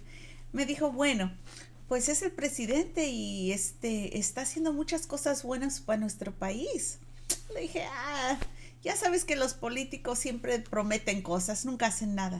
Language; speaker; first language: Spanish; native; Spanish